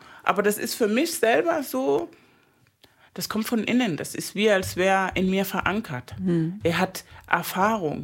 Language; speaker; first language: German; non-native, fluent; Spanish